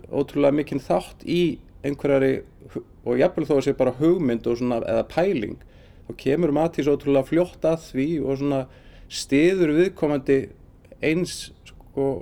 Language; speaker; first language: Icelandic; native; Icelandic